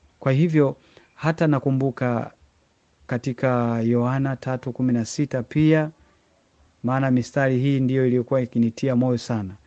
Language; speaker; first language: Swahili; native; Swahili